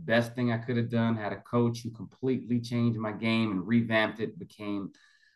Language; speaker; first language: English; native; English